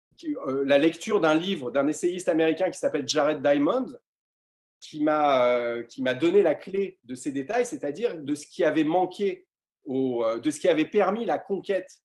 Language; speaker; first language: French; native; French